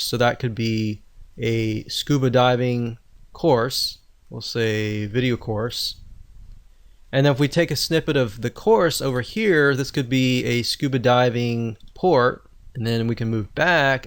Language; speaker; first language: English; native; English